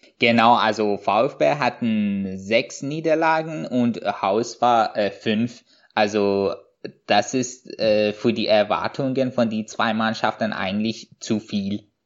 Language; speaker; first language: German; non-native, fluent; Persian